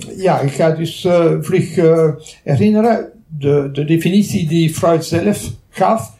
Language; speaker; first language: Dutch; non-native, local second language; French